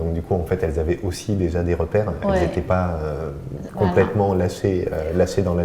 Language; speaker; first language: French; native; French